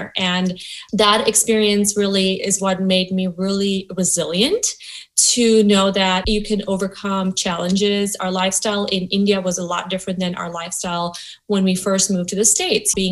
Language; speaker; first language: English; non-native, local second language; Gujarati